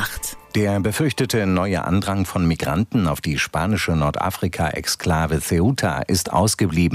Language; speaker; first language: German; native; German